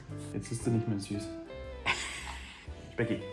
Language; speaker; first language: German; native; German